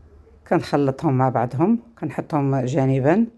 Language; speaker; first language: Arabic; native; Arabic